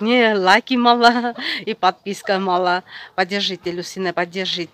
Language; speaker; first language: Russian; non-native, fluent; Armenian